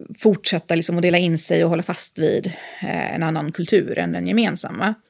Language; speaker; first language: Swedish; native; Swedish